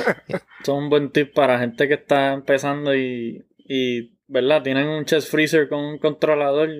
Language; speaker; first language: Spanish; native; Spanish